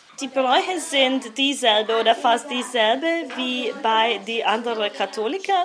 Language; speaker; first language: German; non-native, local second language; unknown